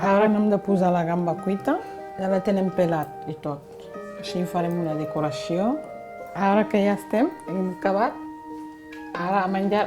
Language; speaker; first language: Catalan; non-native, fluent; Fula